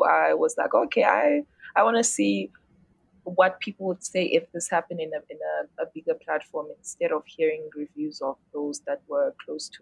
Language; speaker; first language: English; non-native, local second language; Xhosa